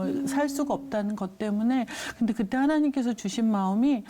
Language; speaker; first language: Korean; native; Korean